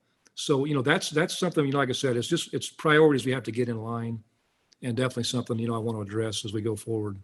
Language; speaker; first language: English; native; English